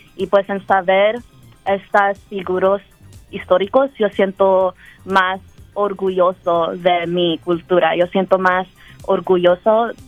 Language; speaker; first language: Spanish; early bilingual, heritage; Spanish